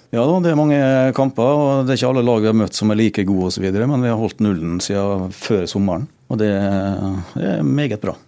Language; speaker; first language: Norwegian; native; Norwegian